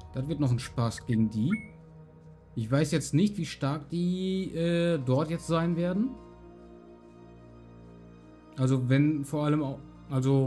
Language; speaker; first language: German; native; German